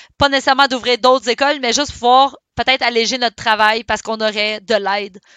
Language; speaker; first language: French; native; French